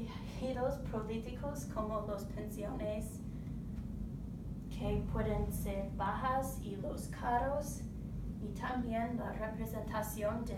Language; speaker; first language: Spanish; non-native, learner; English